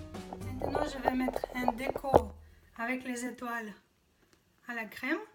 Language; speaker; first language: French; non-native, fluent; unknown